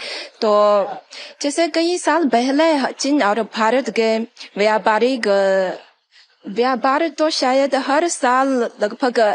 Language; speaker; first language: Hindi; non-native, fluent; Chinese